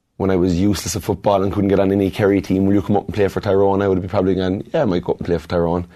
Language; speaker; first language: English; native; English